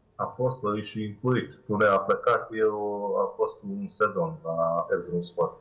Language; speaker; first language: Romanian; non-native, learner; Bosnian